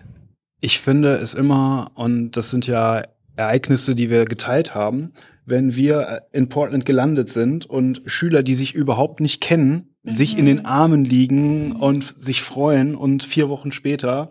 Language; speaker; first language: German; native; German